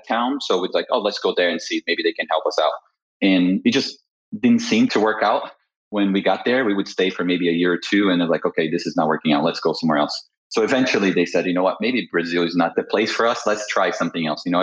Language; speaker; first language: English; non-native, fluent; Portuguese